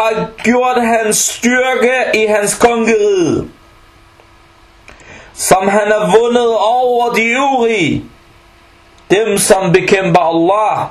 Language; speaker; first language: Danish; early bilingual, other home language; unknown